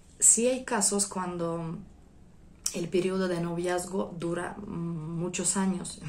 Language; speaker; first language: Spanish; non-native, fluent; Russian